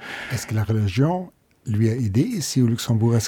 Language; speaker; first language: French; non-native, local second language; Luxembourgish